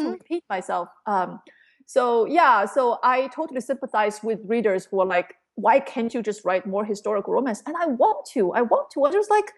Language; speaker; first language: English; non-native, fluent; Chinese